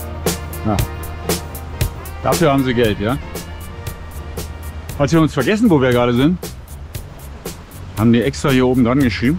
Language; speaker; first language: German; native; German